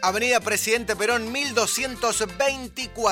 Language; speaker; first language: Spanish; native; Spanish